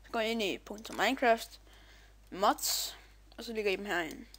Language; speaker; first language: Danish; native; Danish